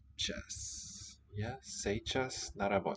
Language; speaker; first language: Russian; non-native, learner; English